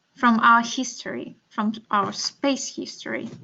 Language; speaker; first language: English; non-native, fluent; Russian